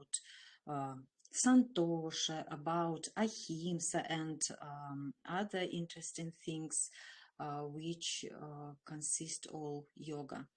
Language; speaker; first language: English; non-native, learner; Russian